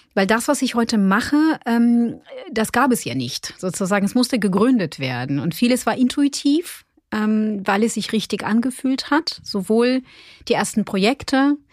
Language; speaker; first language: German; non-native, fluent; Ukrainian